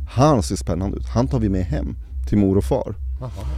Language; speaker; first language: Swedish; early bilingual, other home language; Arabic